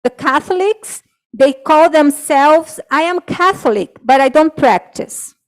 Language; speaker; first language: English; non-native, fluent; Portuguese